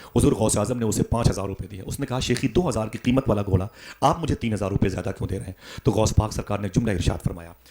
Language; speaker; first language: Urdu; native; Urdu